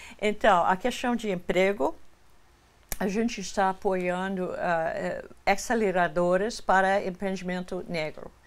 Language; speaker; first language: Portuguese; non-native, fluent; English